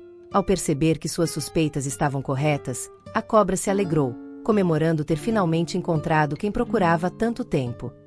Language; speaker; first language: Portuguese; native; Portuguese